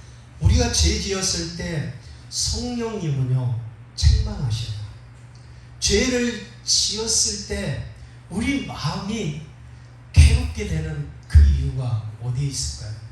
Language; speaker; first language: Korean; native; Korean